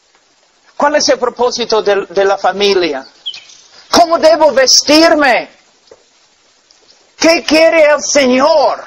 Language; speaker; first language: Spanish; non-native, fluent; English